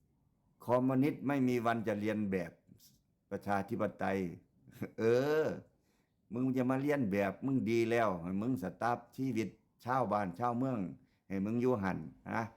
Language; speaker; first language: Thai; non-native, local second language; Lao